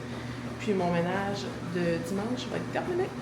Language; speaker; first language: French; native; French